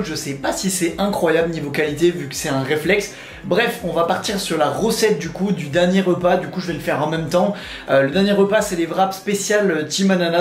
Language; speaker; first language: French; native; French